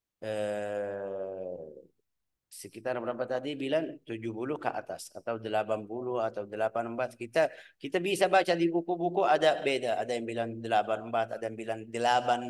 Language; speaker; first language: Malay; non-native, fluent; Arabic